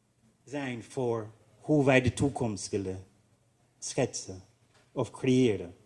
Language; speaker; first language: Dutch; non-native, learner; English